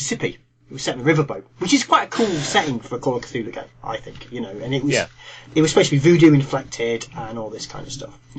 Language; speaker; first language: English; native; English